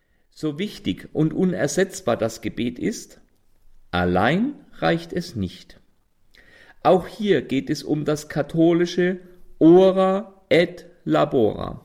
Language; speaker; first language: German; native; German